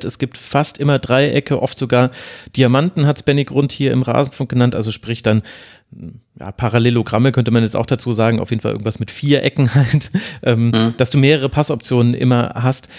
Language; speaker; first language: German; native; German